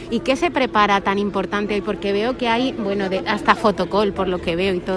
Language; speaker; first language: Spanish; native; Spanish